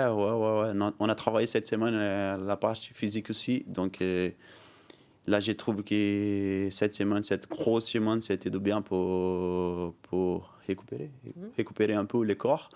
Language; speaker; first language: French; non-native, learner; Portuguese